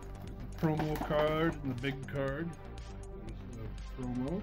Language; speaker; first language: English; native; English